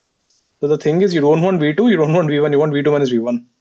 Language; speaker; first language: English; non-native, local second language; Hindi